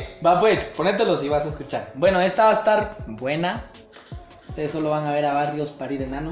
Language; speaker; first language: Spanish; native; Spanish